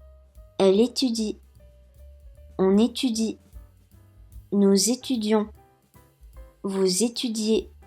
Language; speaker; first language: French; non-native, fluent; Japanese